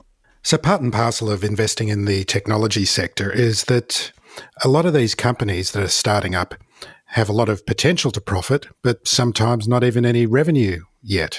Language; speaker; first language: English; native; English